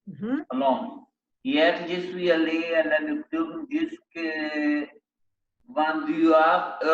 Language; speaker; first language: French; non-native, learner; Spanish